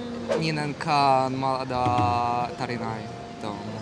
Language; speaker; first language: Japanese; non-native, learner; Polish